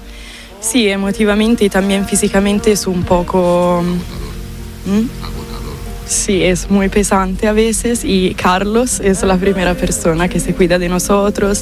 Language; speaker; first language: Spanish; non-native, fluent; Italian